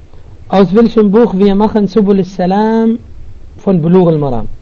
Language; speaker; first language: German; non-native, fluent; Arabic